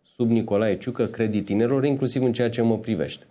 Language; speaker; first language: Romanian; native; Romanian